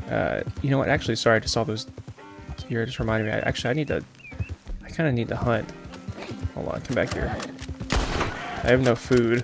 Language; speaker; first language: English; native; English